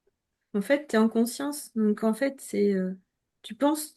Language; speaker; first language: French; native; French